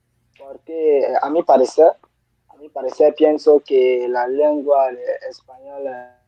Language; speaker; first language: Spanish; non-native, learner; French